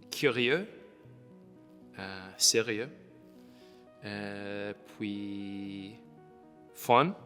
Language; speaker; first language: French; non-native, local second language; English